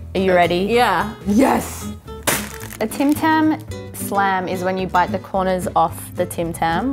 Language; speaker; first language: English; native; English